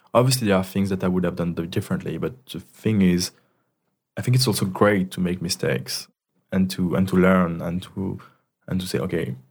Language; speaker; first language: English; non-native, fluent; French